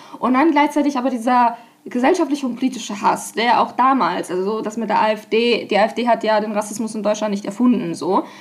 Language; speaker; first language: German; native; German